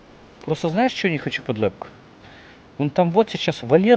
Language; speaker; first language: Russian; non-native, local second language; Ukrainian